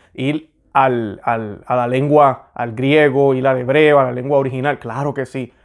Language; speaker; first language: Spanish; native; Spanish